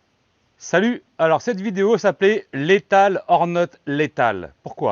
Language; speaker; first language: French; native; French